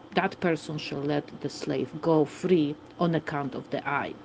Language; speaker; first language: English; non-native, fluent; Polish